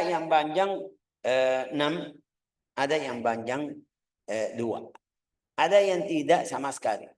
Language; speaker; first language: Indonesian; non-native, fluent; Arabic